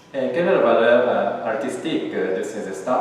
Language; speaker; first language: French; non-native, fluent; Japanese